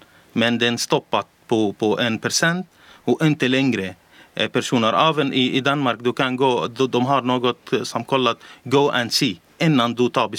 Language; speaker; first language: Swedish; non-native, learner; Arabic